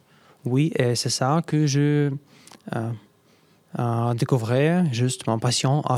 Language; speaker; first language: French; non-native, learner; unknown